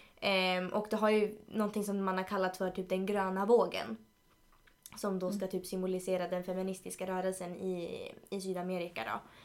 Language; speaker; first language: Swedish; early bilingual, other home language; Spanish